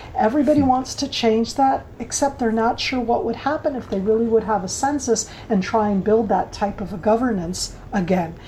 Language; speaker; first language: English; native; English